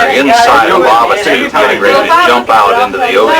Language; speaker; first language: English; native; English